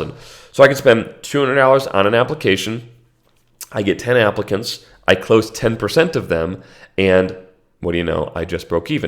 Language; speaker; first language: English; native; English